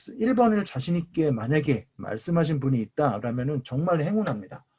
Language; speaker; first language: Korean; native; Korean